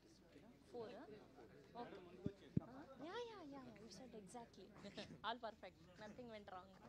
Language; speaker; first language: Telugu; native; Telugu